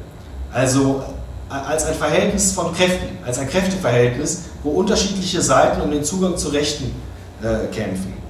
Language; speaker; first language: German; native; German